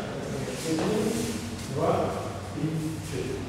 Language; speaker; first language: Bulgarian; non-native, learner; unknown